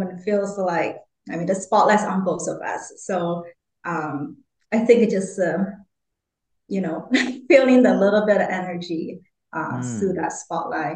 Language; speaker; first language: English; non-native, fluent; Chinese